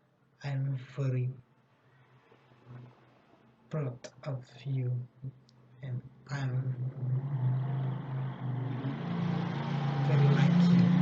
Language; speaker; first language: English; non-native, learner; Indonesian